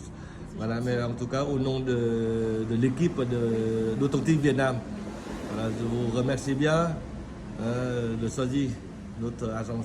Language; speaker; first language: French; non-native, learner; Vietnamese